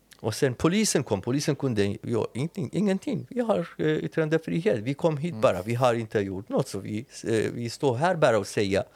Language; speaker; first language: Swedish; non-native, learner; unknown